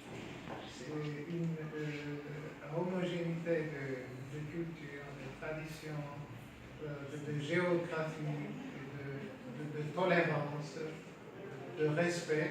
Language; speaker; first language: French; non-native, fluent; Turkish